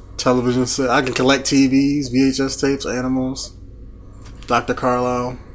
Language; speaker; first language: English; native; English